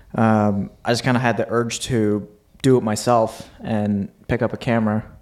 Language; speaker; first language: English; early bilingual, other home language; Uzbek